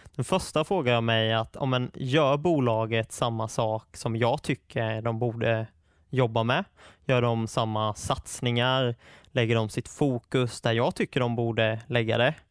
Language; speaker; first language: Swedish; native; Swedish